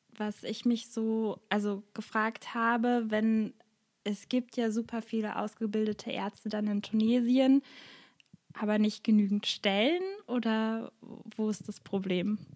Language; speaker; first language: German; native; German